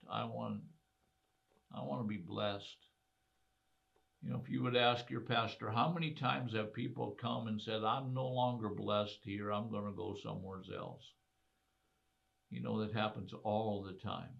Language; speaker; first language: English; native; English